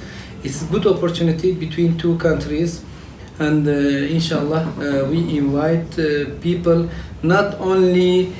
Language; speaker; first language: English; non-native, fluent; Turkish